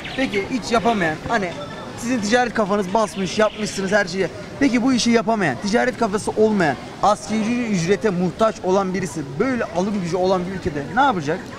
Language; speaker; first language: Turkish; native; Turkish